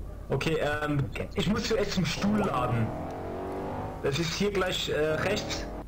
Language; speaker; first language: German; native; German